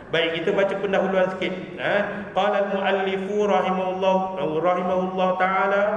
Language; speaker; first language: Malay; native; Malay